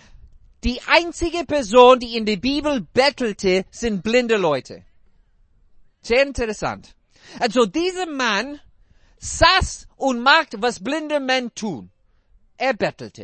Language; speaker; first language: German; non-native, fluent; English